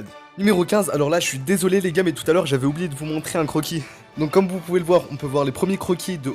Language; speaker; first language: French; native; French